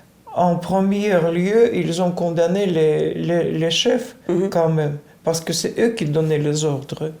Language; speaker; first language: French; non-native, fluent; Russian